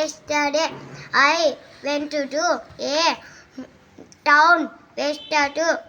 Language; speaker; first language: English; non-native, learner; Telugu